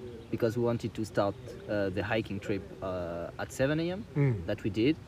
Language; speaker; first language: English; non-native, fluent; French